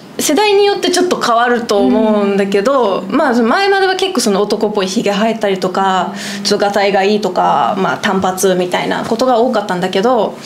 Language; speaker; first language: Japanese; non-native, fluent; German